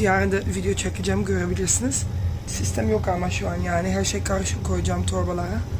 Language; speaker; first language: Turkish; non-native, fluent; Dutch